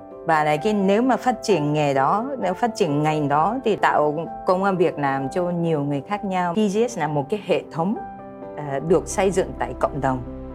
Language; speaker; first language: Vietnamese; non-native, fluent; Japanese